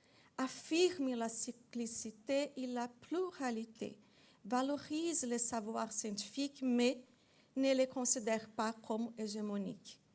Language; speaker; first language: French; non-native, fluent; Portuguese